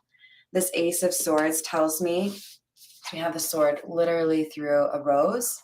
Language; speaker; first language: English; native; English